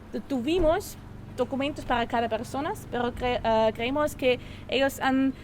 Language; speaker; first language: Spanish; non-native, learner; German